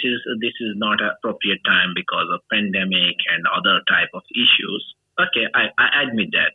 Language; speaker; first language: English; non-native, local second language; Urdu